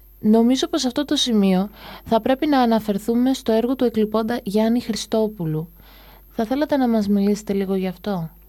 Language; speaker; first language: Greek; native; Greek